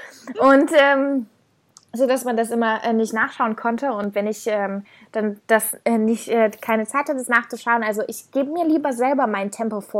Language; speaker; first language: German; native; German